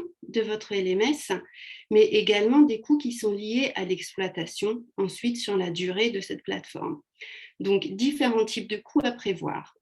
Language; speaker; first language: French; native; French